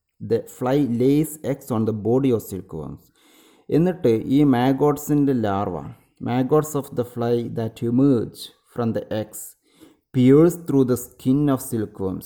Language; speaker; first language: English; non-native, local second language; Malayalam